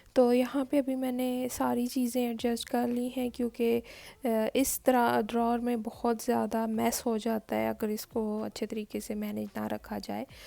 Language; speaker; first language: Urdu; native; Urdu